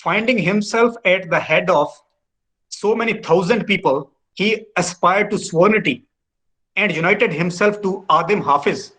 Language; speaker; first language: English; non-native, local second language; Punjabi